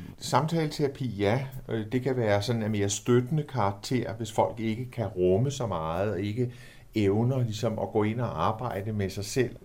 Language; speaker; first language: Danish; native; Danish